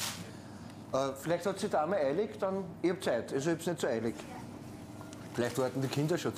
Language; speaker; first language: German; native; German